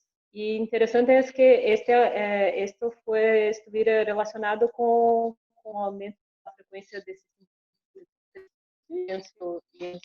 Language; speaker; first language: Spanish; non-native, learner; Portuguese